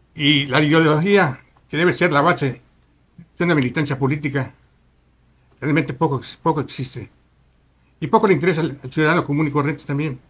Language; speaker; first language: Spanish; native; Spanish